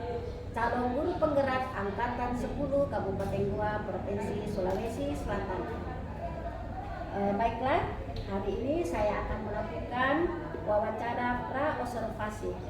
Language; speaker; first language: Indonesian; native; Indonesian